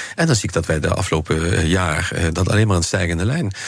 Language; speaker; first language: Dutch; native; Dutch